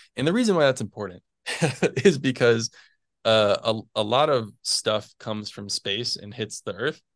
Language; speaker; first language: English; native; English